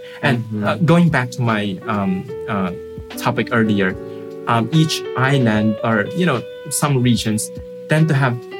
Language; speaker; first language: English; non-native, local second language; Filipino